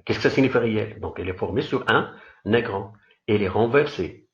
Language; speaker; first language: French; non-native, local second language; Arabic